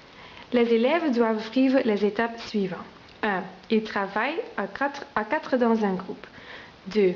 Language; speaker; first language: French; non-native, learner; Dutch